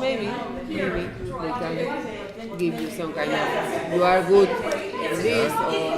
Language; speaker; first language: English; non-native, learner; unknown